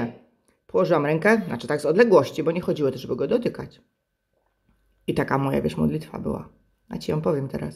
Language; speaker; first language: Polish; native; Polish